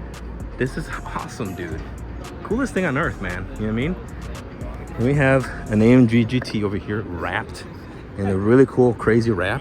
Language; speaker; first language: English; native; English